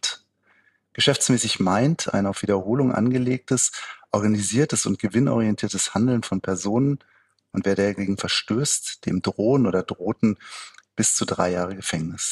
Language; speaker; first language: German; native; German